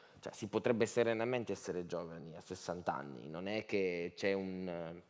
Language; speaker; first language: Italian; native; Italian